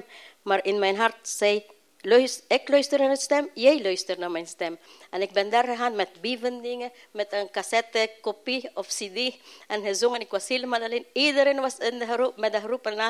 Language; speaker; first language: Dutch; non-native, learner; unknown